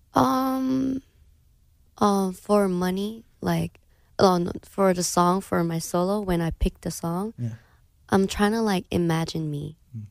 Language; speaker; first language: English; non-native, fluent; Thai